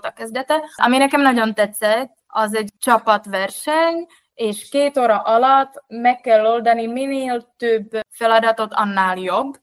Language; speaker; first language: Hungarian; non-native, fluent; Czech